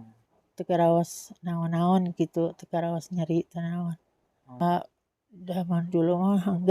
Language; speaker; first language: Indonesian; non-native, local second language; Sundanese